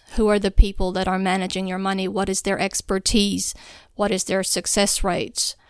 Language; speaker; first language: English; non-native, fluent; Albanian